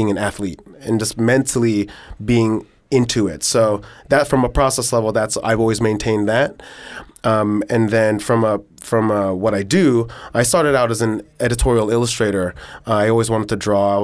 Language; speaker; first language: English; native; English